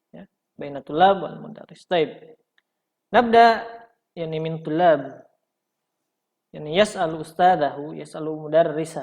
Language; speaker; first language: Arabic; non-native, fluent; Indonesian